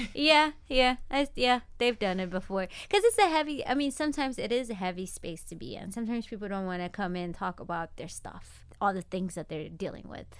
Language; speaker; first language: English; non-native, fluent; Amharic